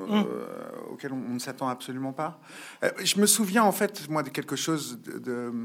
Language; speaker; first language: French; native; French